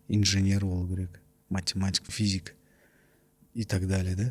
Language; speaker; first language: Russian; non-native, local second language; Kazakh